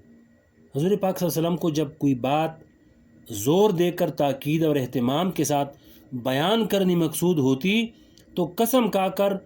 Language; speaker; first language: Urdu; native; Urdu